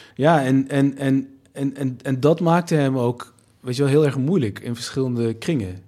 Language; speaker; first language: Dutch; native; Dutch